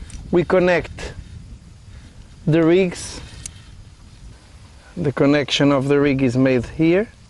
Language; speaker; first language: English; non-native, fluent; Portuguese